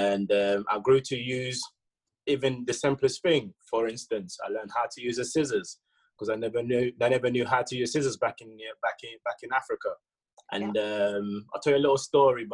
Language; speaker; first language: English; early bilingual, other home language; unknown